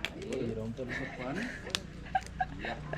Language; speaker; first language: English; non-native, learner; Indonesian